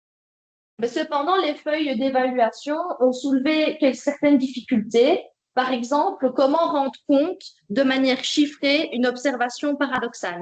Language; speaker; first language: French; native; French